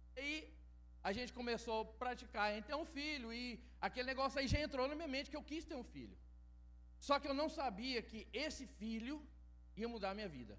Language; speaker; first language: Portuguese; early bilingual, heritage; Portuguese